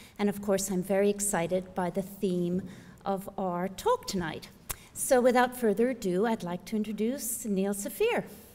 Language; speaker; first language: English; native; English